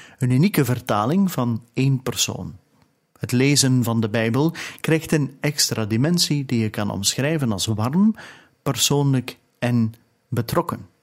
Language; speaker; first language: Dutch; native; Dutch